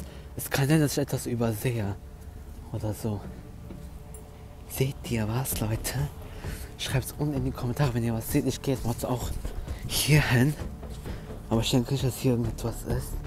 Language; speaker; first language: German; early bilingual, other home language; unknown